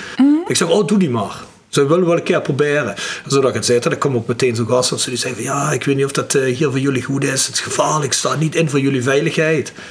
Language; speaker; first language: Dutch; native; Dutch